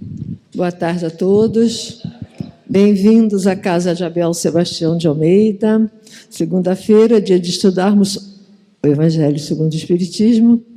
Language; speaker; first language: Portuguese; native; Portuguese